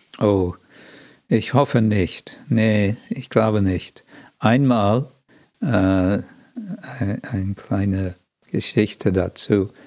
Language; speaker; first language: German; non-native, fluent; English